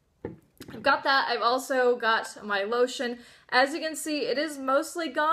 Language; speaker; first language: English; native; English